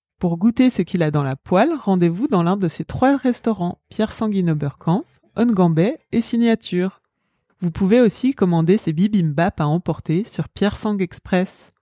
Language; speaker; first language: French; native; French